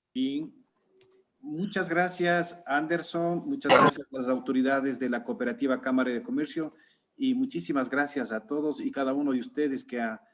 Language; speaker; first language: Spanish; native; Spanish